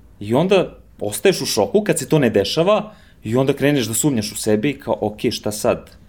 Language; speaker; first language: Serbian; early bilingual, heritage; Serbian